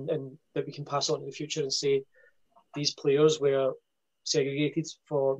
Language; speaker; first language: English; native; English